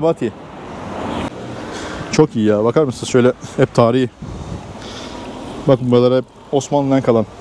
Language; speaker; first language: Turkish; native; Turkish